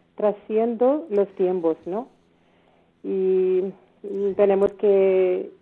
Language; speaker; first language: Spanish; non-native, learner; Malayalam